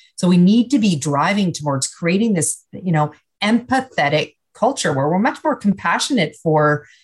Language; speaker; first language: English; native; English